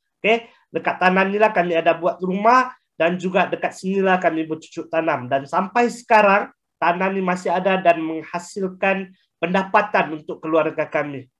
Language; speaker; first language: Malay; native; Malay